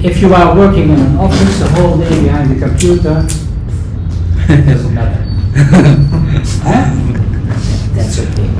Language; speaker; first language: English; non-native, fluent; Dutch